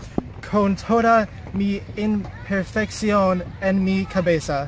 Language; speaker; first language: Spanish; non-native, learner; English